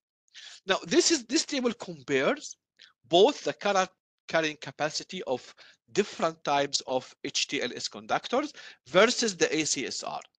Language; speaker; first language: English; non-native, fluent; Arabic